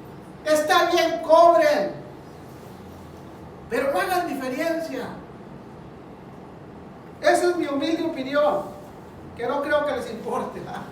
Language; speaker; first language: Spanish; native; Spanish